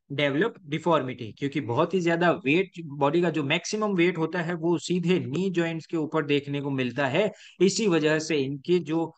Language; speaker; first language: Hindi; native; Hindi